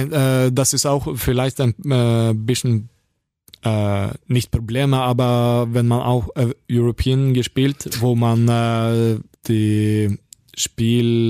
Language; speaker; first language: German; non-native, learner; Norwegian